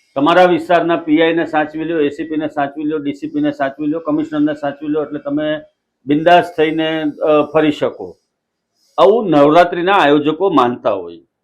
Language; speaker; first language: Gujarati; native; Gujarati